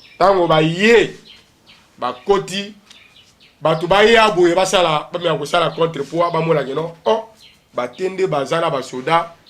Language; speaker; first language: Lingala; native; Lingala